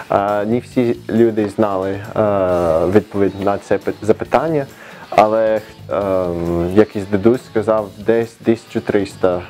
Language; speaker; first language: Ukrainian; early bilingual, heritage; Ukrainian